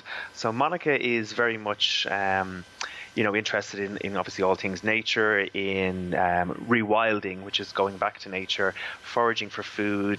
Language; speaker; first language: English; native; English